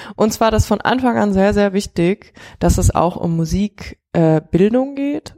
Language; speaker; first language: German; early bilingual, heritage; Chinese